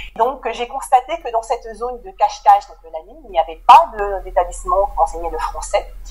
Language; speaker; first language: French; native; French